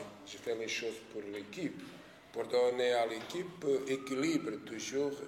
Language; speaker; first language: French; non-native, fluent; Portuguese